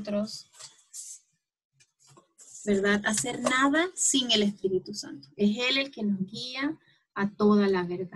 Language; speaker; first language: Spanish; native; Spanish